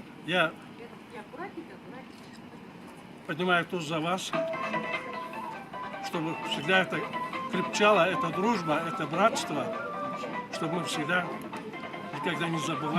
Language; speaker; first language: Russian; non-native, local second language; Karachay-Balkar